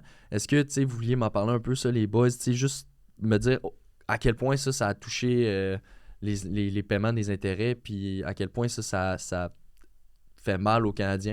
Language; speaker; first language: French; native; French